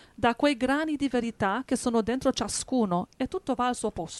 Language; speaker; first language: Italian; native; Italian